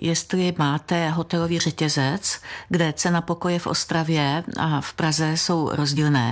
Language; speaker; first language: Czech; native; Czech